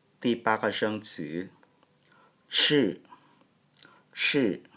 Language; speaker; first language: Chinese; non-native, fluent; Thai